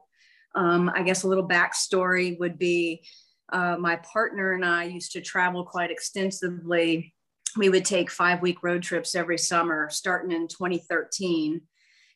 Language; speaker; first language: English; native; English